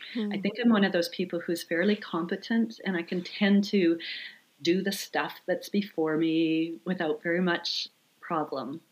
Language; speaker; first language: English; native; English